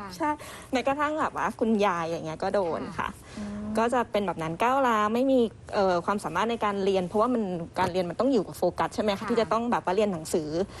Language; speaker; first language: Thai; early bilingual, other home language; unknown